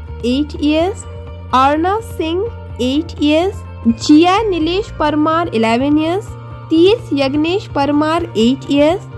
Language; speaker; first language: English; non-native, local second language; Hindi